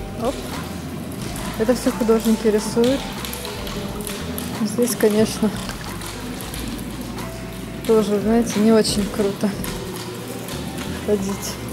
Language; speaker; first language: Russian; native; Russian